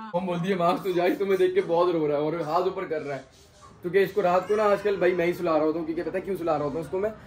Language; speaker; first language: Urdu; native; Urdu